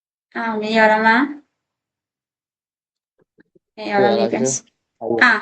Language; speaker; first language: Chinese; non-native, fluent; Lao